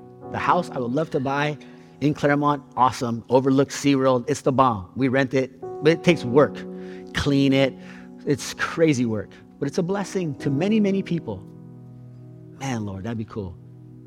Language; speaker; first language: English; native; English